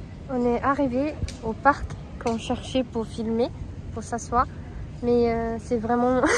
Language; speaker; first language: French; non-native, fluent; Japanese